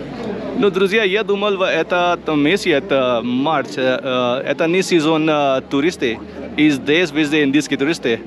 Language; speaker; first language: Russian; non-native, learner; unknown